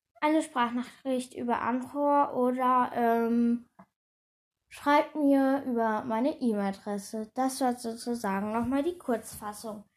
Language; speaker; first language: German; native; German